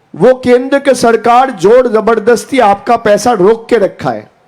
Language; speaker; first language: Hindi; non-native, local second language; Bangla